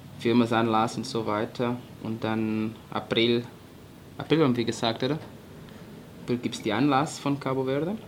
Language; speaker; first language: German; non-native, fluent; Portuguese